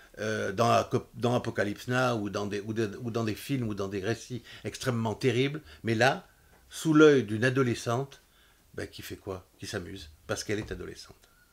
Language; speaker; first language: French; native; French